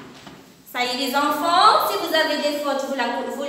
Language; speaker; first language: French; non-native, local second language; Arabic